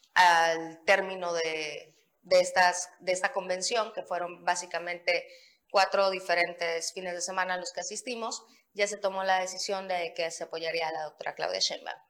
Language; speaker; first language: Spanish; native; Spanish